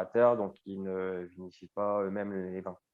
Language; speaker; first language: French; native; French